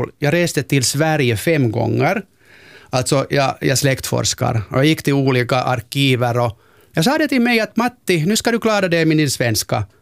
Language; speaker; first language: Swedish; non-native, local second language; Finnish